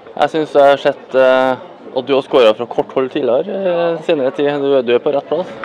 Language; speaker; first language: Norwegian; native; Norwegian